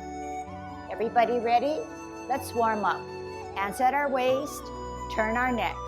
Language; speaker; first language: English; native; English